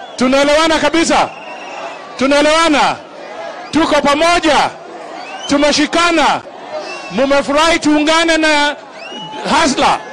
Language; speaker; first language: Swahili; non-native, local second language; Luyia